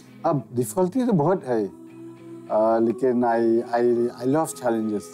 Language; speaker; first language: Hindi; non-native, local second language; Khasi